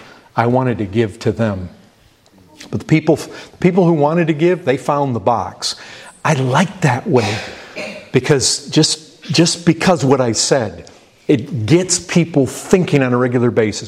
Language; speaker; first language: English; native; English